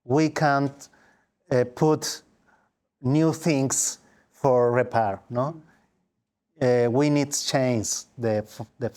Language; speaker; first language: English; non-native, learner; Spanish